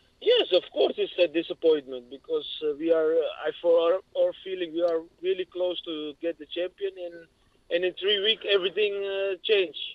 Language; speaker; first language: English; non-native, learner; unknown